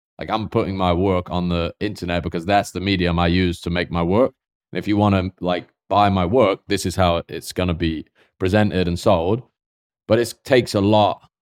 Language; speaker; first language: English; native; English